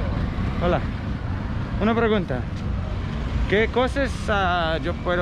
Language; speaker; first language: Spanish; non-native, learner; English